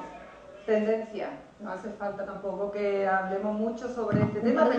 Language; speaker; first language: Spanish; native; Spanish